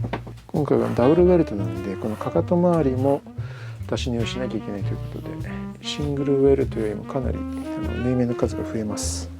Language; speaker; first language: Japanese; native; Japanese